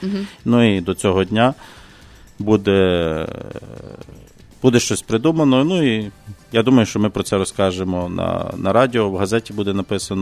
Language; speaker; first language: Ukrainian; native; Ukrainian